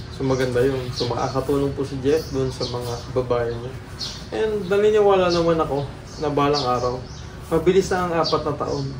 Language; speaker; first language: Filipino; native; Filipino